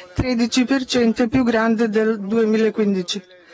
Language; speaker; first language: Italian; non-native, fluent; Macedonian